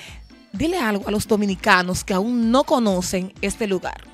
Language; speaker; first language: Spanish; native; Spanish